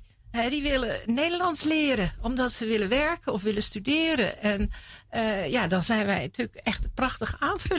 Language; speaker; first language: Dutch; native; Dutch